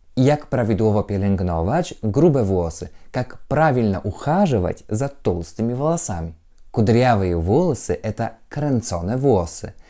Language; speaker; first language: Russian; non-native, fluent; Polish